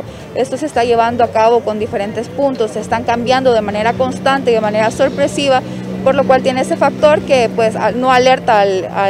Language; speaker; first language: Spanish; native; Spanish